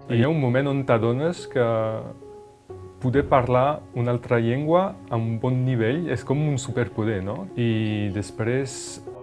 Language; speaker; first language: Catalan; non-native, local second language; French